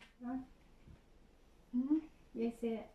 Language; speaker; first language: Norwegian; non-native, learner; Thai